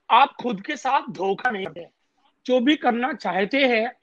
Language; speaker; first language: Hindi; native; Hindi